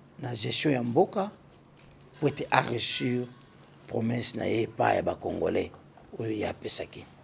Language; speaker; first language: Lingala; non-native, local second language; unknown